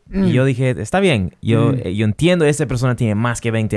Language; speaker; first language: Spanish; non-native, fluent; English